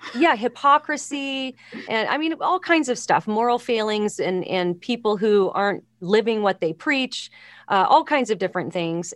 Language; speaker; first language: English; native; English